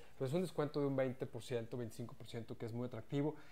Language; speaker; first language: Spanish; native; Spanish